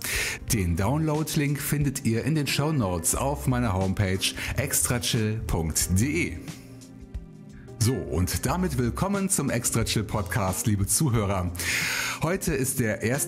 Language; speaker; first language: German; native; German